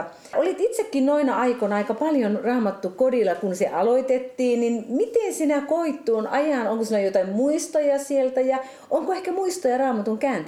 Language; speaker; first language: Finnish; native; Finnish